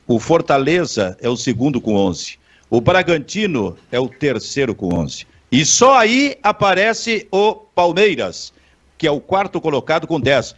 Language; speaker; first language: Portuguese; native; Portuguese